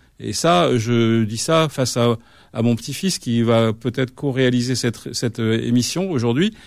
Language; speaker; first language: French; native; French